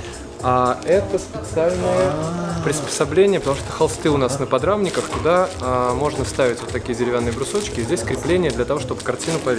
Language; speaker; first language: Russian; native; Russian